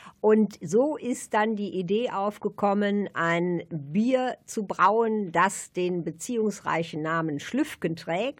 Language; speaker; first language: German; native; German